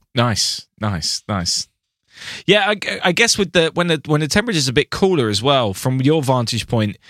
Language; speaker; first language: English; native; English